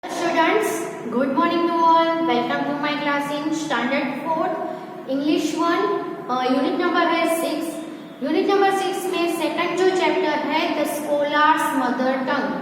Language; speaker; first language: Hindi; non-native, local second language; Gujarati